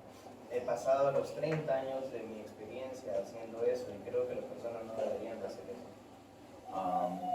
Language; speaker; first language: Spanish; native; Spanish